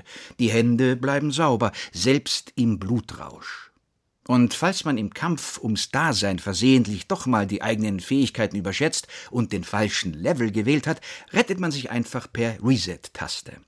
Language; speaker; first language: German; native; German